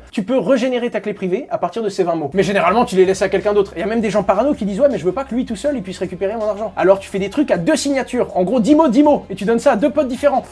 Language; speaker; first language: French; native; French